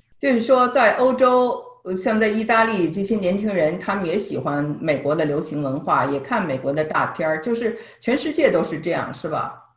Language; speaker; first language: Chinese; native; Chinese